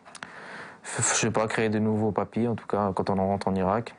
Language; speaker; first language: French; early bilingual, other home language; Kurdish